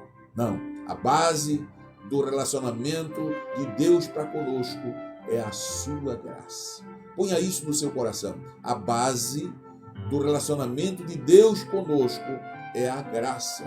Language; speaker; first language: Portuguese; native; Portuguese